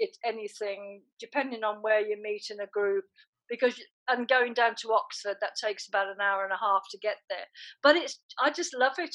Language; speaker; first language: English; native; English